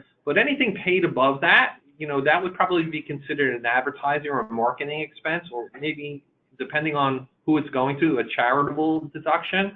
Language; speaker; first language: English; native; English